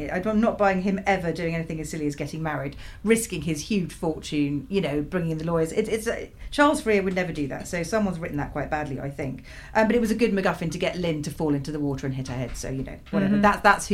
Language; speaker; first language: English; native; English